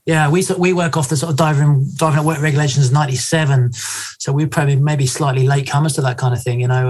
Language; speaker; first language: English; native; English